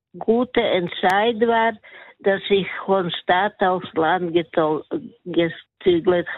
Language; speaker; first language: German; non-native, learner; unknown